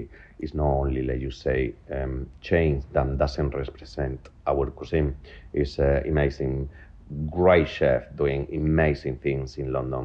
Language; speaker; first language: English; non-native, fluent; Spanish